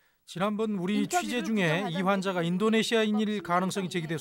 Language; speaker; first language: Korean; native; Korean